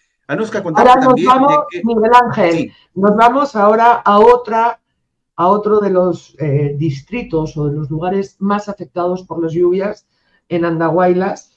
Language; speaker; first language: Spanish; native; Spanish